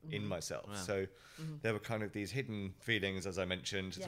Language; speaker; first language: English; native; English